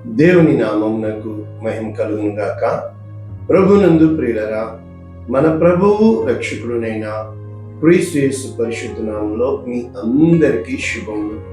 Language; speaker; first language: Telugu; native; Telugu